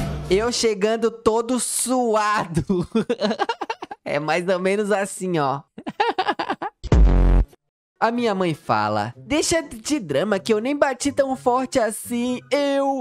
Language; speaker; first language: Portuguese; native; Portuguese